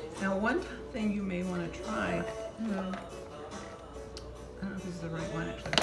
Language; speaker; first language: English; native; English